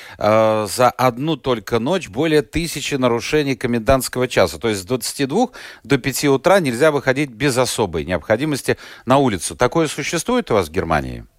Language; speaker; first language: Russian; native; Russian